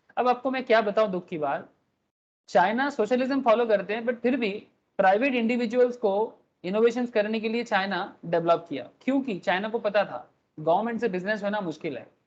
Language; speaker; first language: Hindi; non-native, local second language; Bangla